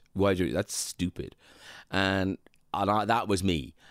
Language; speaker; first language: English; native; English